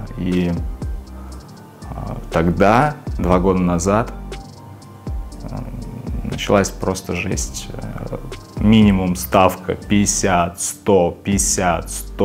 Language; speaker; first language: Russian; native; Russian